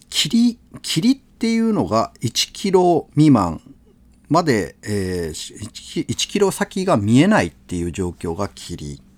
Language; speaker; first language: Japanese; native; Japanese